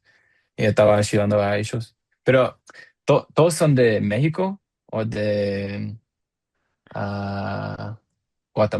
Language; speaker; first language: Spanish; non-native, learner; English